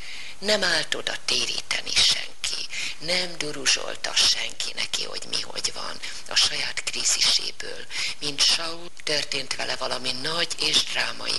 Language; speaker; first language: Hungarian; native; Hungarian